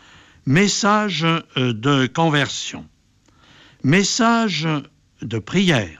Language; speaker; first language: French; native; French